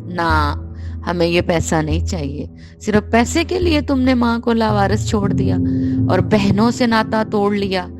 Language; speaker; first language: Urdu; native; Urdu